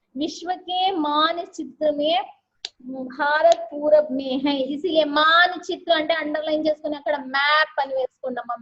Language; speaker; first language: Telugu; non-native, local second language; Urdu